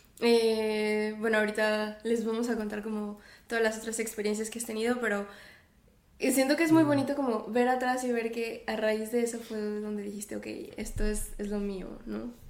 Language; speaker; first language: Spanish; native; Spanish